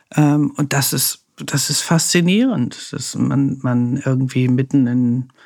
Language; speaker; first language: German; native; German